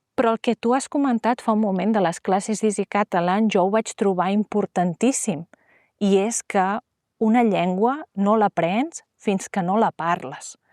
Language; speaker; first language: Catalan; native; Catalan